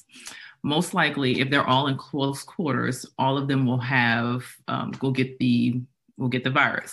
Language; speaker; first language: English; native; English